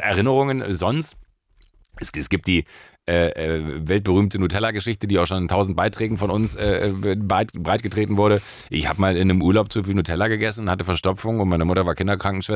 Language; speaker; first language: German; native; German